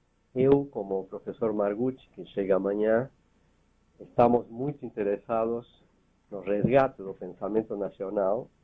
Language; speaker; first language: Portuguese; non-native, fluent; Spanish